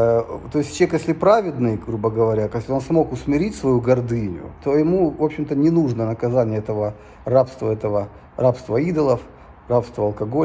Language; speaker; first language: Russian; native; Russian